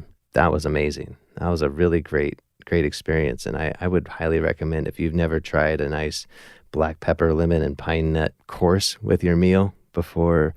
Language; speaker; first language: English; native; English